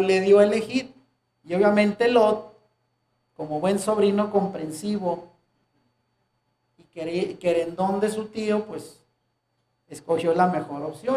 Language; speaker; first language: Spanish; native; Spanish